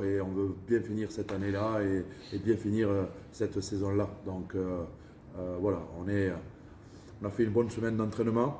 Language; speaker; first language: French; native; French